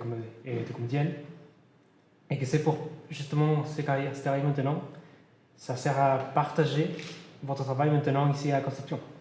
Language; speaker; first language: French; non-native, learner; Spanish